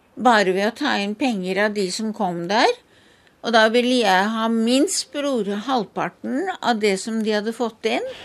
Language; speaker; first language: Norwegian; native; Norwegian